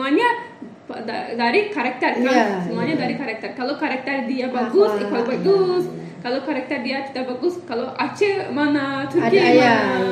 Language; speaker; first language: Indonesian; non-native, learner; Turkish